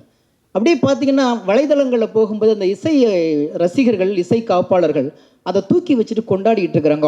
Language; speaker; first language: Tamil; native; Tamil